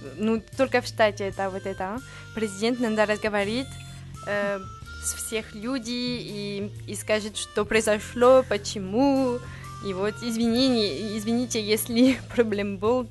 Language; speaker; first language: Russian; non-native, learner; French